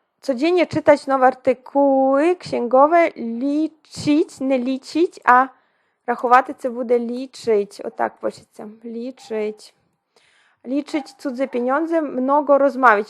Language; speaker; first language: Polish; non-native, fluent; Ukrainian